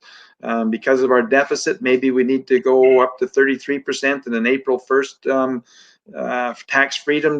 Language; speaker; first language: English; native; English